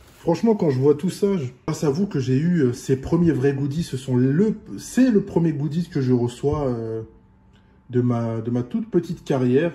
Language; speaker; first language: French; native; French